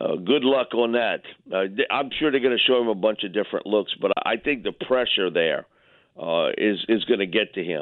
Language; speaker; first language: English; native; English